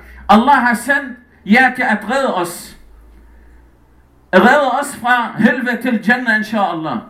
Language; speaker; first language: Danish; non-native, fluent; Arabic